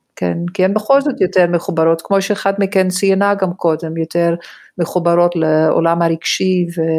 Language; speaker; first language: Hebrew; non-native, fluent; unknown